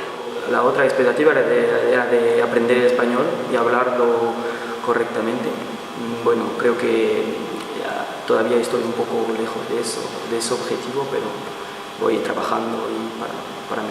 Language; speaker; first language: Spanish; non-native, learner; Portuguese